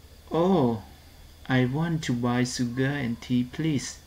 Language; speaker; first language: English; non-native, fluent; Khmer